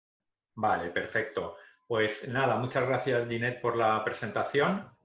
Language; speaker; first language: Spanish; native; Spanish